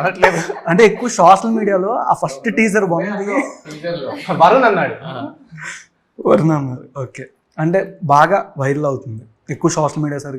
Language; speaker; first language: Telugu; native; Telugu